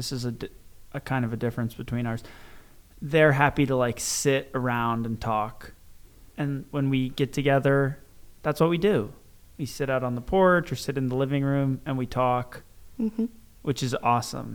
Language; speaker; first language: English; native; English